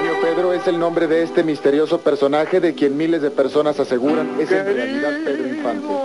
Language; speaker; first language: Spanish; native; Spanish